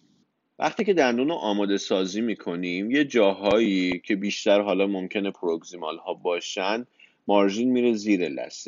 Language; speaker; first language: Persian; native; Persian